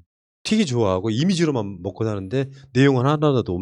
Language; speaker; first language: Korean; native; Korean